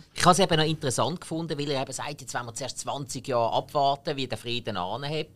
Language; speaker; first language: German; native; German